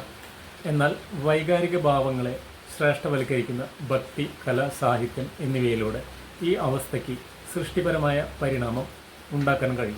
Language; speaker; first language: Malayalam; native; Malayalam